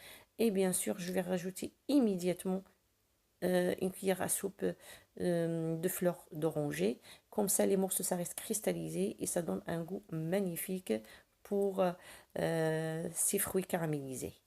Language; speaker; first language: French; non-native, local second language; Arabic